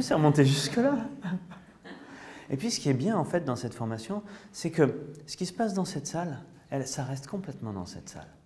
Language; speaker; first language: French; native; French